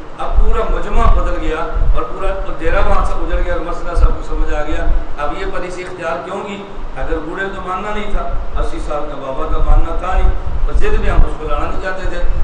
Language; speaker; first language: Urdu; non-native, local second language; Punjabi